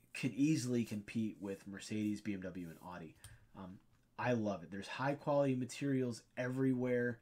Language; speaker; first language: English; native; English